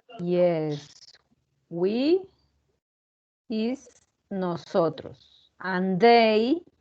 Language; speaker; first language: English; non-native, learner; Spanish